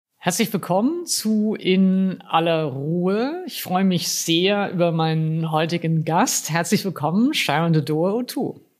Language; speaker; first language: German; native; German